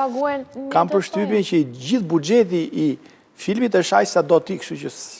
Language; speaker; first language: Albanian; native; Albanian